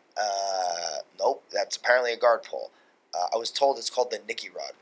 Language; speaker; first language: English; native; English